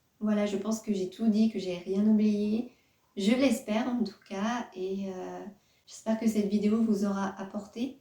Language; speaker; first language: French; native; French